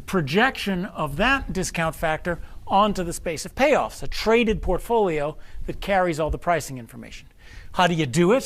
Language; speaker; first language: English; native; English